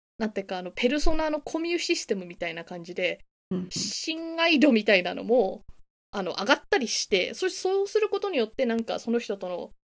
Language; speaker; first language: Japanese; native; Japanese